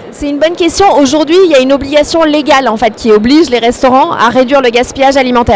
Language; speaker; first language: French; native; French